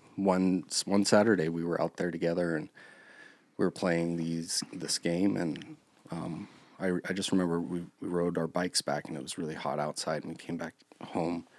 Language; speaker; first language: English; native; English